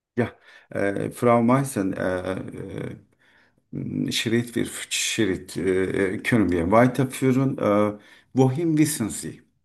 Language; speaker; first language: German; non-native, learner; Turkish